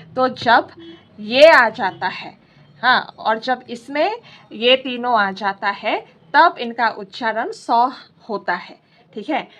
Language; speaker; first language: Hindi; non-native, local second language; Assamese